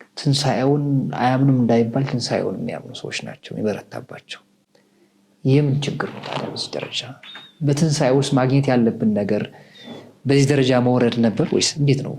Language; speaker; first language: Amharic; native; Amharic